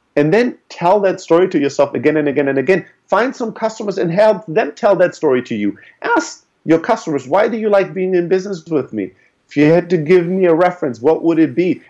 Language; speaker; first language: English; early bilingual, other home language; German